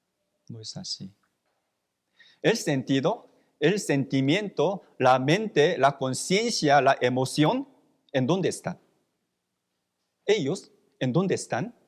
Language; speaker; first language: Spanish; non-native, fluent; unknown